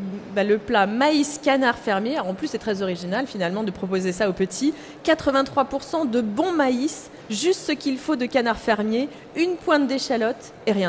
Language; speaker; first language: French; native; French